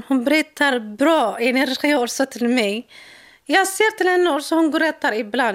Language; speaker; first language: Swedish; non-native, learner; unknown